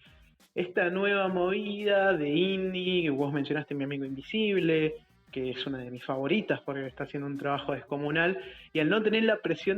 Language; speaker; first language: Spanish; native; Spanish